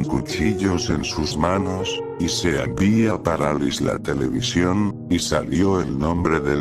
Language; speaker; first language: Spanish; native; Spanish